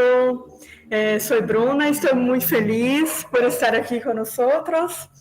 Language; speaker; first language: Spanish; non-native, learner; Portuguese